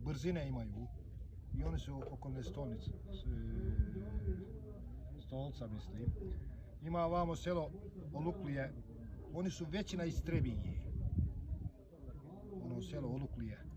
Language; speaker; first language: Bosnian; early bilingual, heritage; Bosnian